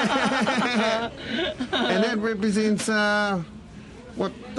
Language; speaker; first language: English; native; English